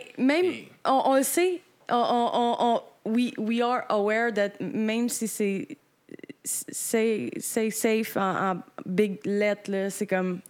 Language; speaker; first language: French; native; French